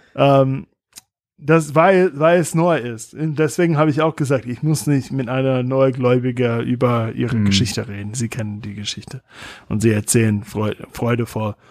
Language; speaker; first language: German; non-native, fluent; English